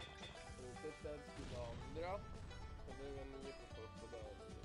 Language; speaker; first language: Swedish; native; Swedish